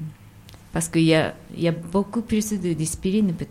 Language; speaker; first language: French; non-native, fluent; Japanese